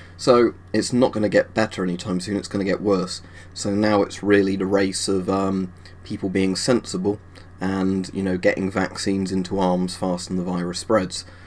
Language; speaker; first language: English; native; English